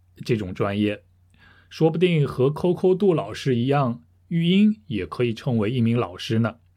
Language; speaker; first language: Chinese; native; Chinese